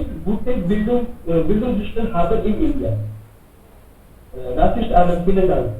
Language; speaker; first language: German; non-native, learner; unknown